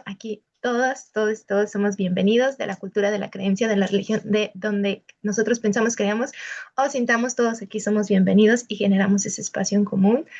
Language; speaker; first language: Spanish; native; Spanish